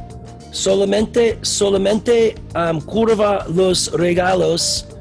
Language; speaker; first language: Spanish; non-native, learner; English